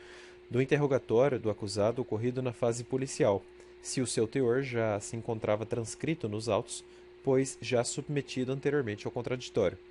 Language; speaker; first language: Portuguese; native; Portuguese